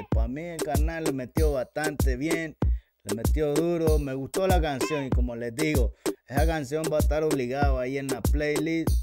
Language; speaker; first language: Spanish; native; Spanish